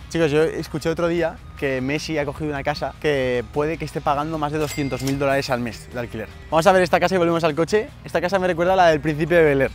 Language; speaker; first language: Spanish; native; Spanish